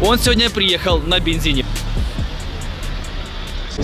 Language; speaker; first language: Russian; native; Russian